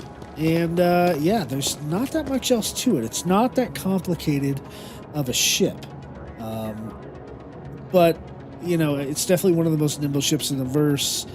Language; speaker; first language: English; native; English